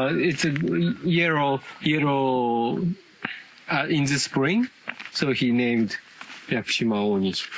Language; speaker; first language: English; non-native, learner; Japanese